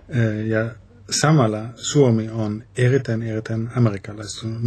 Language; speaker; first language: Finnish; non-native, fluent; German